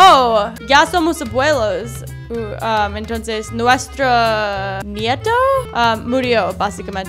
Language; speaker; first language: Spanish; non-native, learner; English